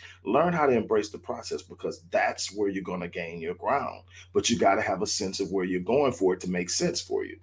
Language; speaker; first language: English; native; English